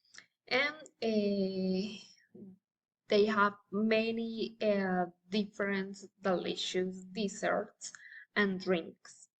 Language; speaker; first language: English; non-native, learner; Spanish